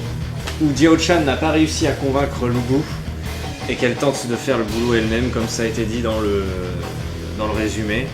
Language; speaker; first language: French; native; French